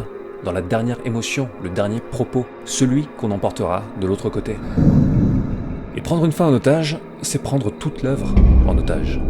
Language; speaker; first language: French; native; French